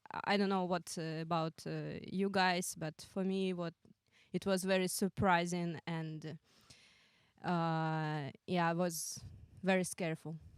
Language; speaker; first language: English; non-native, fluent; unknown